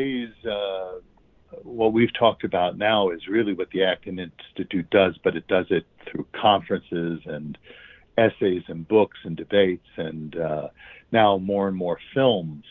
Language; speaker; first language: English; native; English